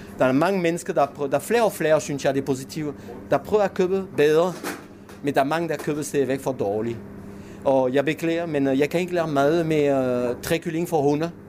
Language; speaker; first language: Danish; non-native, fluent; French